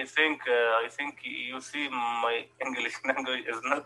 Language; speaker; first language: English; non-native, learner; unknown